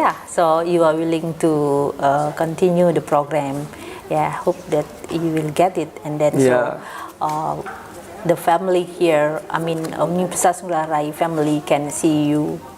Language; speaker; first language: English; non-native, fluent; Indonesian